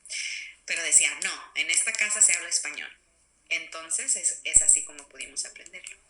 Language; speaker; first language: Spanish; early bilingual, other home language; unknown